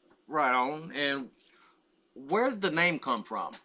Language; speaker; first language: English; native; English